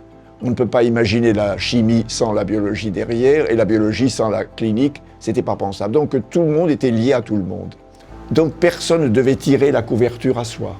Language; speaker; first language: French; native; French